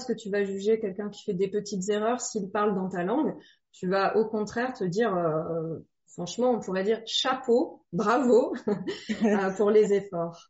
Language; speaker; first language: French; native; French